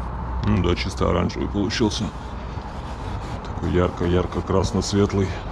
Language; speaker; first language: Russian; native; Russian